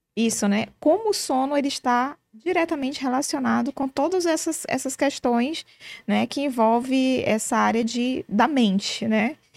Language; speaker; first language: Portuguese; native; Portuguese